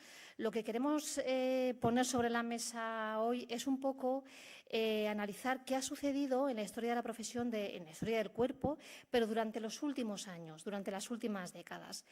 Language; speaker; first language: Spanish; native; Spanish